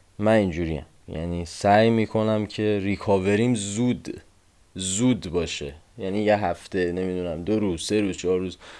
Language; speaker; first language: Persian; native; Persian